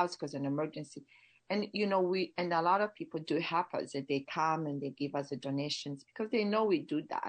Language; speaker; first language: English; non-native, local second language; Kinyarwanda